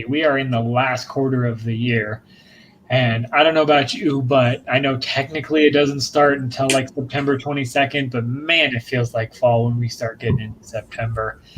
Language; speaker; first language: English; native; English